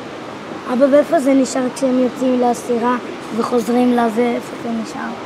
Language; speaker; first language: Hebrew; early bilingual, other home language; Russian